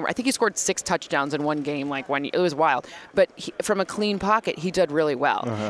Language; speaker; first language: English; native; English